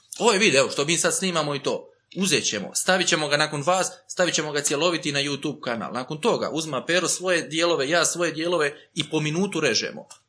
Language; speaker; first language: Croatian; native; Croatian